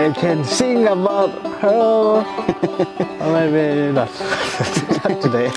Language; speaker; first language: English; non-native, learner; Kalaallisut